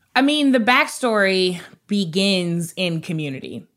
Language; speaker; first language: English; native; English